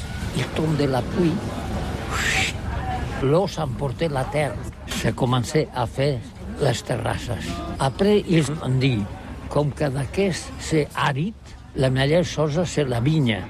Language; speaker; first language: French; non-native, learner; Catalan